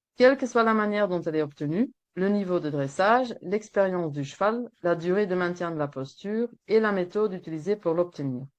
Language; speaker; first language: French; non-native, local second language; Dutch